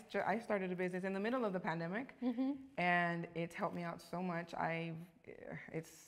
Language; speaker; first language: English; early bilingual, other home language; Spanish